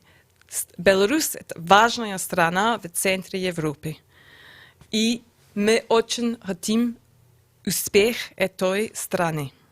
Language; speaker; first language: Russian; non-native, learner; English